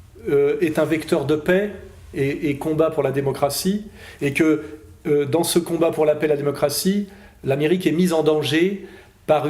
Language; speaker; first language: French; native; French